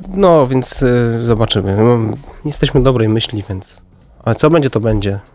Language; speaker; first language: Polish; native; Polish